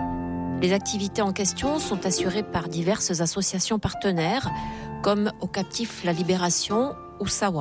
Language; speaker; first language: French; native; French